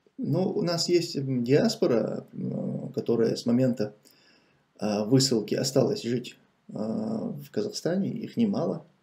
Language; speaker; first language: Russian; non-native, local second language; Chechen